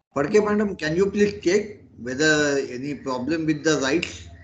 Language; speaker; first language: English; non-native, local second language; Marathi